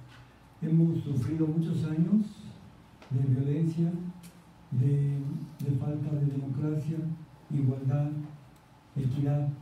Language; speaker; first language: Spanish; native; Spanish